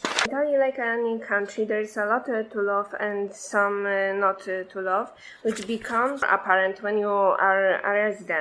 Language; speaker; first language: English; non-native, fluent; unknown